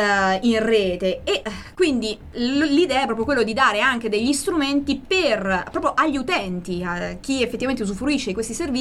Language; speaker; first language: Italian; native; Italian